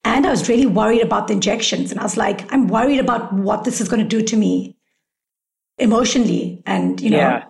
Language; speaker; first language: English; native; English